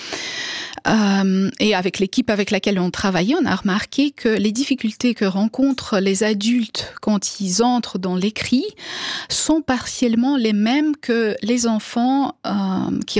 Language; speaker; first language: French; non-native, fluent; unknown